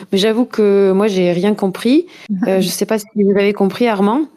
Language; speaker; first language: French; native; French